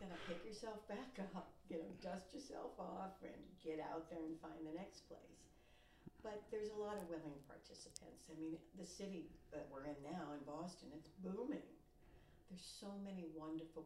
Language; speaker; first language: English; native; English